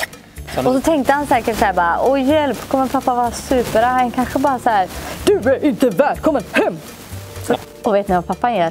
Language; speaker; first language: Swedish; native; Swedish